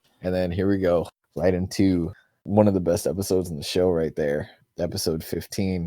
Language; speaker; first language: English; native; English